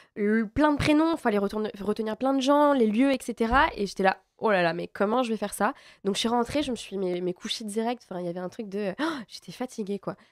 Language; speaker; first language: French; native; French